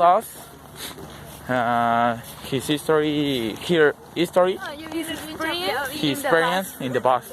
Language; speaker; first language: English; non-native, learner; Spanish